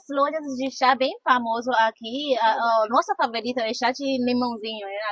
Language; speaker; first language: Portuguese; non-native, fluent; Chinese